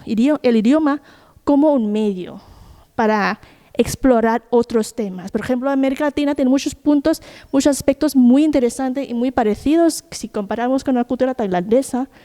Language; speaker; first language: Spanish; non-native, fluent; Thai